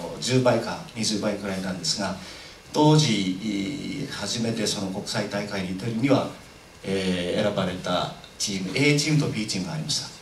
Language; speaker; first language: Japanese; non-native, fluent; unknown